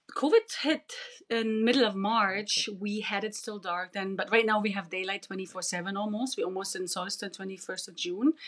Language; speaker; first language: English; non-native, fluent; German